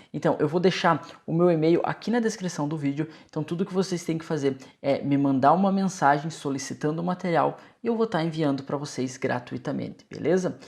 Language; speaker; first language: Portuguese; native; Portuguese